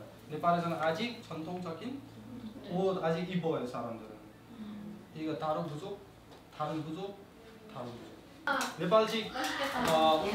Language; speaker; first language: Korean; non-native, fluent; Nepali